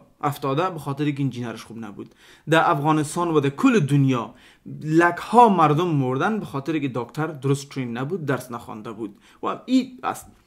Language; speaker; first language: Persian; non-native, local second language; Pashto